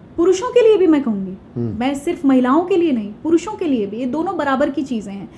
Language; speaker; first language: Hindi; native; Hindi